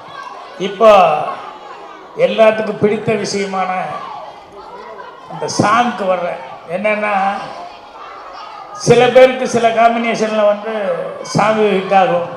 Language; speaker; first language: Tamil; native; Tamil